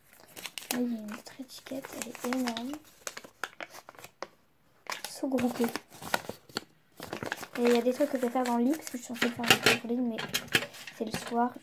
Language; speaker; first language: French; native; French